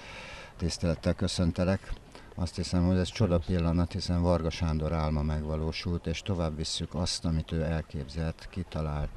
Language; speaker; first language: Hungarian; native; Hungarian